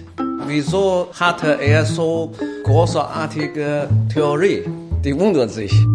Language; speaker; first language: German; non-native, learner; Chinese